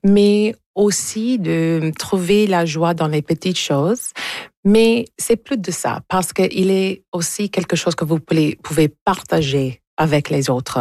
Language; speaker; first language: French; non-native, local second language; English